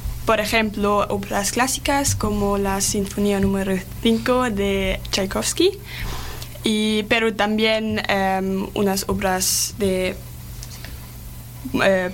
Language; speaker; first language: Spanish; non-native, learner; German